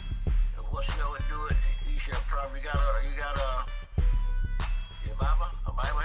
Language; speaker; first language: English; native; English